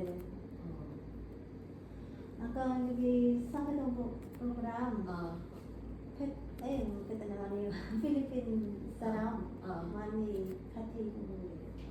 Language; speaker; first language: Korean; non-native, learner; Vietnamese